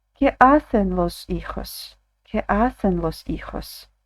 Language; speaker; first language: Spanish; non-native, learner; Ukrainian